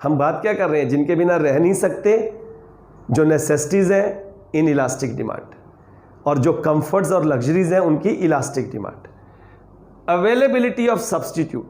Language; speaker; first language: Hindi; native; Hindi